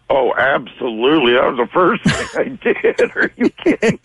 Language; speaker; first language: English; native; English